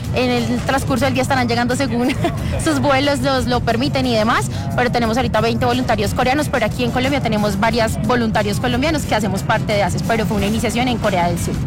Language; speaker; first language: Spanish; native; Spanish